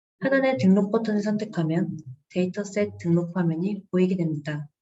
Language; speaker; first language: Korean; native; Korean